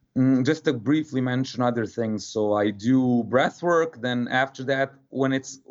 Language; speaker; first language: English; non-native, fluent; Serbian